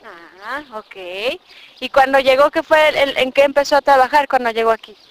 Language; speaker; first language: Spanish; native; Spanish